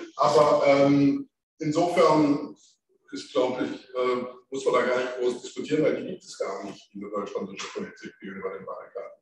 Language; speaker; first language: German; early bilingual, other home language; French